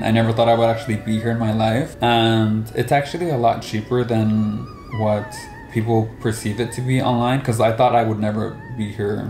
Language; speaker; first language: English; native; English